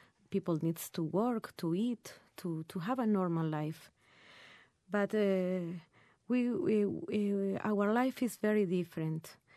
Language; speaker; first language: English; non-native, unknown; Spanish